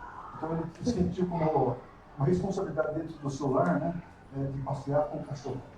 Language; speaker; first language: Portuguese; non-native, fluent; Japanese